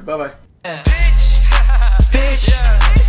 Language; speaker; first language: English; native; English